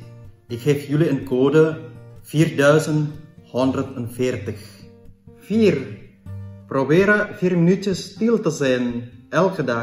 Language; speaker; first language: Dutch; non-native, fluent; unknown